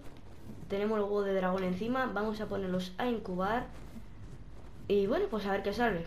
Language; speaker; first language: Spanish; native; Spanish